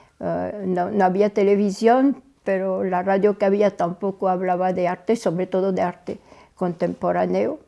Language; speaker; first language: Spanish; non-native, fluent; French